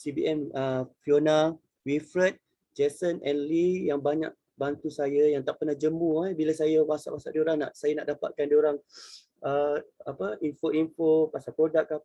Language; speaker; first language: Malay; native; Malay